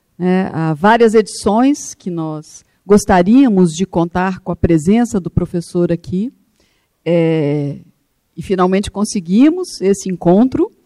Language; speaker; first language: Portuguese; native; Portuguese